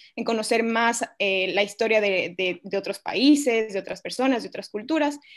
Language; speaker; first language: Spanish; native; Spanish